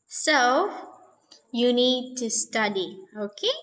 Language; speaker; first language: English; non-native, fluent; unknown